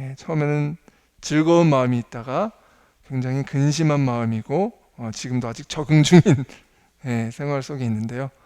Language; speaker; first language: Korean; early bilingual, heritage; Korean